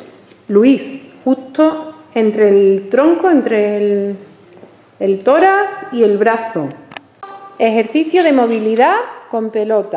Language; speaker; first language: Spanish; native; Spanish